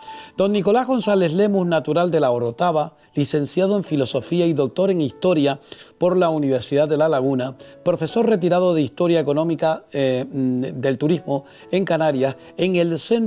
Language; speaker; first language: Spanish; native; Spanish